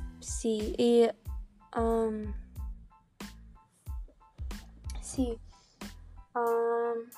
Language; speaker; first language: Spanish; non-native, learner; English